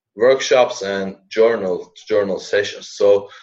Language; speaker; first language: English; non-native, fluent; Turkish